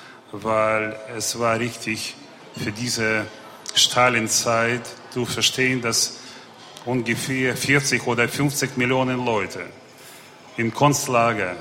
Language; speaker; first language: German; non-native, fluent; Russian